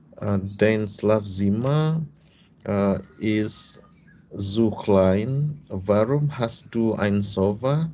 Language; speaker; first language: German; non-native, learner; Indonesian